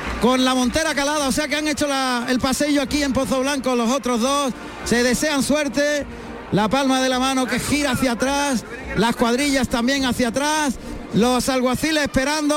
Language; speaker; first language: Spanish; native; Spanish